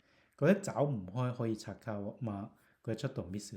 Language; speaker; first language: Japanese; non-native, fluent; Cantonese